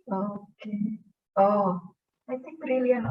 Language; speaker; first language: English; non-native, fluent; Indonesian